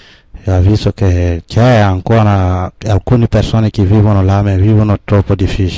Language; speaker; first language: Italian; non-native, learner; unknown